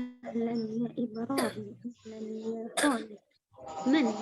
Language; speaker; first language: Arabic; non-native, learner; Indonesian